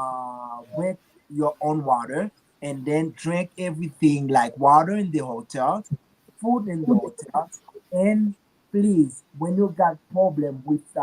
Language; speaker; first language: English; non-native, learner; Haitian Creole